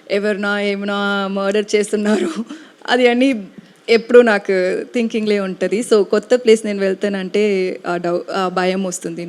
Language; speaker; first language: Telugu; non-native, learner; Tamil